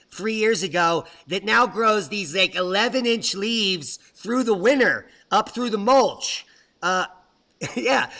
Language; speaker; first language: English; native; English